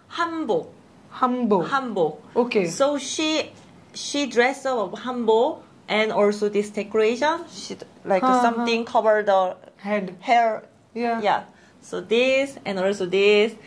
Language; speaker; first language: English; non-native, learner; Korean